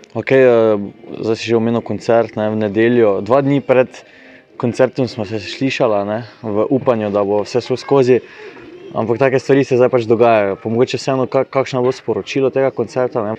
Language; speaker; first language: Slovenian; native; Slovenian